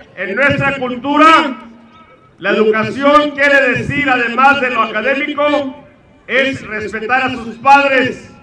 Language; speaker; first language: Spanish; early bilingual, heritage; Spanish